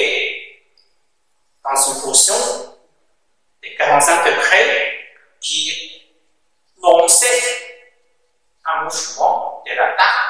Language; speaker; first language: French; non-native, learner; Chinese